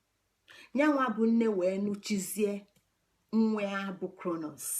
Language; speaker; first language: Igbo; native; Igbo